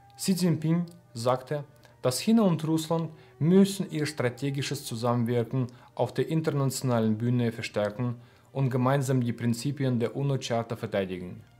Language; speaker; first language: German; non-native, fluent; Russian